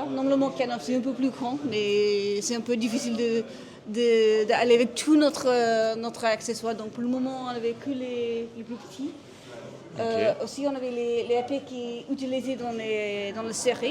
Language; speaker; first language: French; non-native, learner; English